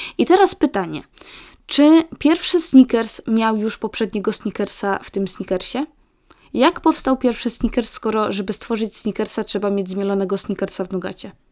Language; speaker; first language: Polish; native; Polish